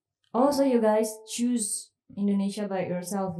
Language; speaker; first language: English; non-native, fluent; Indonesian